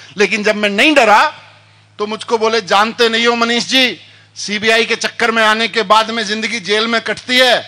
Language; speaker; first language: Hindi; native; Hindi